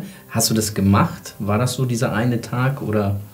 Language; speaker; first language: German; native; German